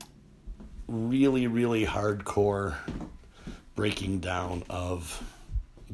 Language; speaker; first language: English; native; English